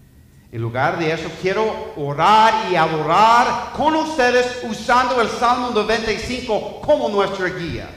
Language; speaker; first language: Spanish; non-native, fluent; English